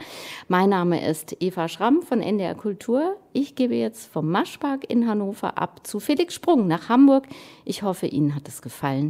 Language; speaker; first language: German; native; German